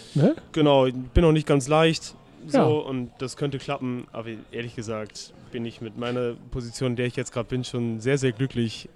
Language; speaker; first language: German; native; German